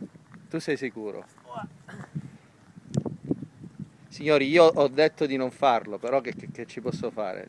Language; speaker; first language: Italian; native; Italian